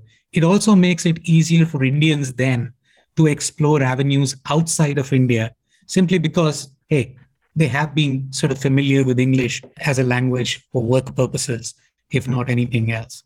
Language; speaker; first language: English; non-native, local second language; Hindi